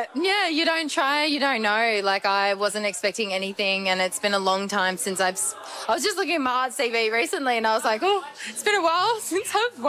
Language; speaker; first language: English; native; English